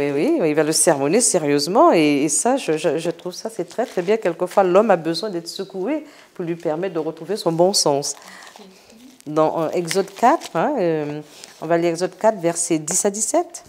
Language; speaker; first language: French; native; French